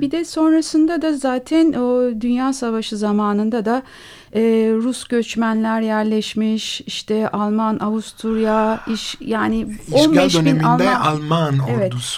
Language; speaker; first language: Turkish; native; Turkish